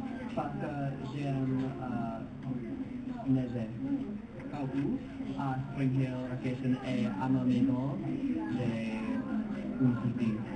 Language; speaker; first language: French; non-native, learner; English